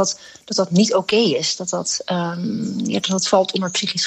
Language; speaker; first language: Dutch; native; Dutch